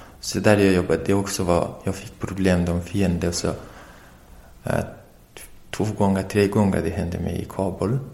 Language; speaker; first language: Swedish; non-native, learner; Persian